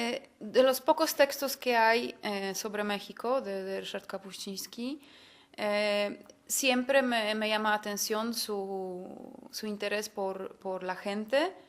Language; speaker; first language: Spanish; non-native, fluent; Polish